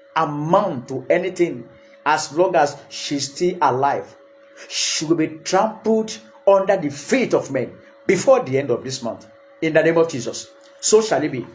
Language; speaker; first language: English; non-native, local second language; Yoruba